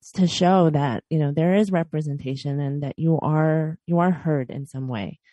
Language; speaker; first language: English; early bilingual, other home language; Filipino